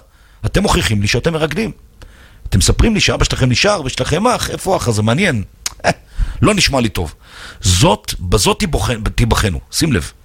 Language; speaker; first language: Hebrew; native; Hebrew